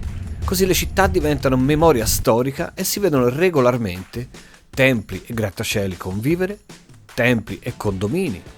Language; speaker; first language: Italian; native; Italian